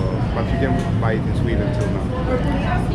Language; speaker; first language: English; non-native, learner; Swedish